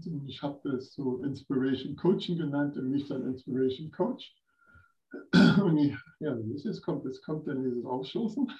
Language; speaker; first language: German; non-native, fluent; English